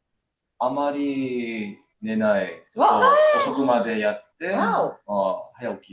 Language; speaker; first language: Japanese; non-native, fluent; English